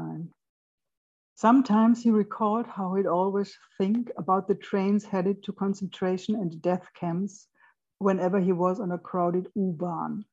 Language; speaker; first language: English; non-native, fluent; German